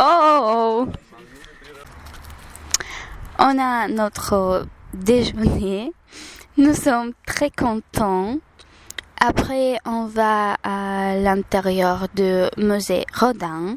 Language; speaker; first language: French; non-native, learner; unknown